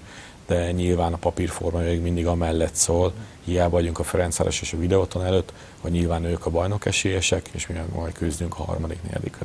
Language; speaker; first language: Hungarian; native; Hungarian